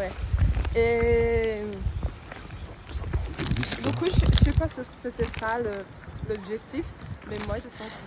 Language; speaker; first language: French; non-native, learner; Portuguese